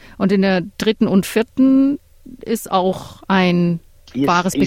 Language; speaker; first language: German; native; German